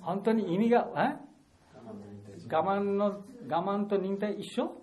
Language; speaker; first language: Japanese; non-native, learner; Bangla